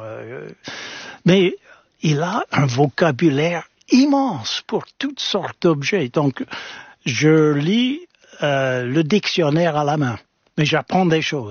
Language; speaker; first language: French; non-native, fluent; English